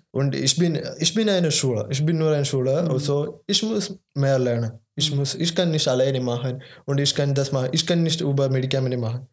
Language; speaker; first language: German; non-native, learner; Malayalam